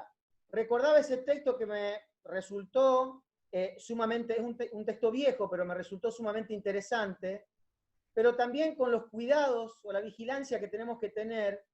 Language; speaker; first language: Spanish; native; Spanish